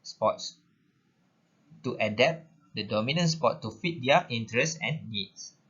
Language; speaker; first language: English; non-native, local second language; Malay